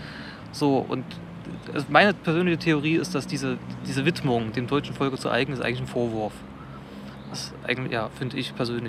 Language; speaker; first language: German; native; German